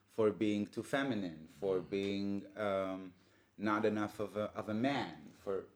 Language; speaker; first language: English; non-native, fluent; Hebrew